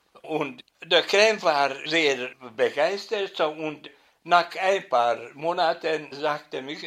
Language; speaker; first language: German; non-native, fluent; Hungarian